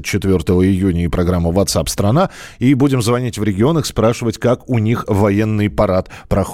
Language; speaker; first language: Russian; native; Russian